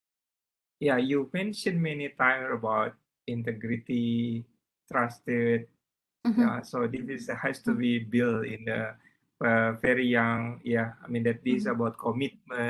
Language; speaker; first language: English; non-native, learner; Indonesian